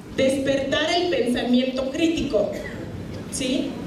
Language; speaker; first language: Spanish; non-native, fluent; German